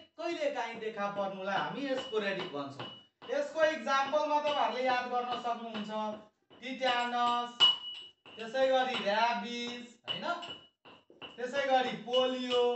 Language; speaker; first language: Nepali; non-native, local second language; Maithili